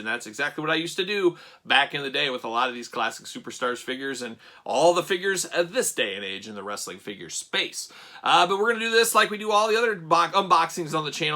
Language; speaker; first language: English; native; English